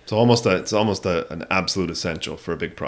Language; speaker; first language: English; native; English